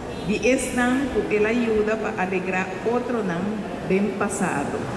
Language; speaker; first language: Spanish; non-native, local second language; Papiamento